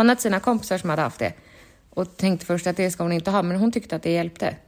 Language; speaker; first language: Swedish; native; Swedish